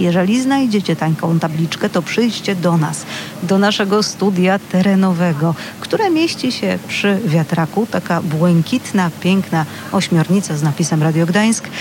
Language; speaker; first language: Polish; native; Polish